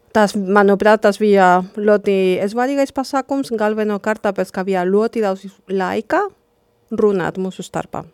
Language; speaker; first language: Latvian; non-native, fluent; Spanish